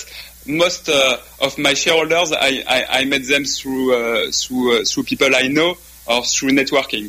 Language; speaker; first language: English; non-native, fluent; French